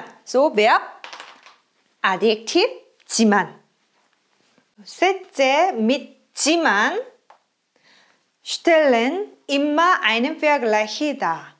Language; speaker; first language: German; non-native, fluent; Korean